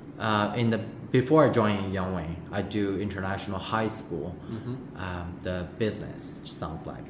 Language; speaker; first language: English; non-native, fluent; Chinese